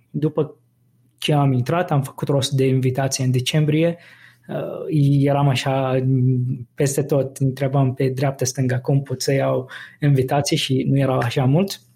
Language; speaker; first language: Romanian; non-native, fluent; Arabic